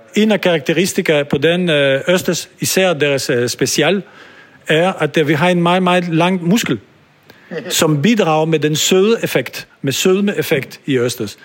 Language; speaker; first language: Danish; non-native, fluent; French